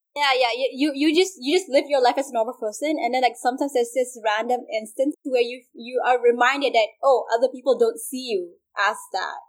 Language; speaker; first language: English; non-native, local second language; Malay